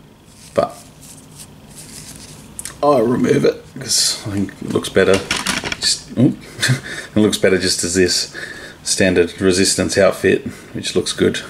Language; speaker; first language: English; native; English